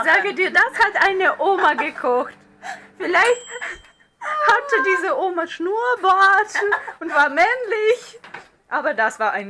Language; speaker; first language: German; non-native, fluent; Russian